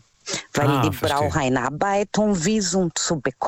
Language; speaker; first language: German; non-native, learner; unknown